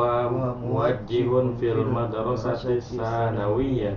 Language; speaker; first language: Arabic; non-native, learner; Indonesian